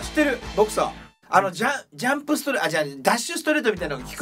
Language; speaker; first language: Japanese; native; Japanese